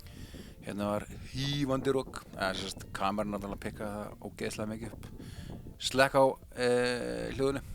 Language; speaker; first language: Icelandic; native; Icelandic